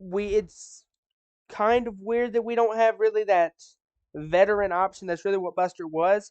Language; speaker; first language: English; native; English